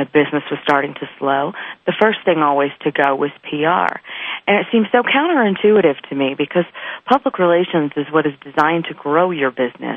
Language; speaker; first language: English; native; English